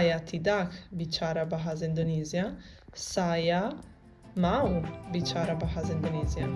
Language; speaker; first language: Indonesian; non-native, learner; Italian